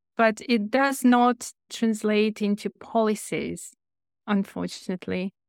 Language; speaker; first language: English; non-native, fluent; Ukrainian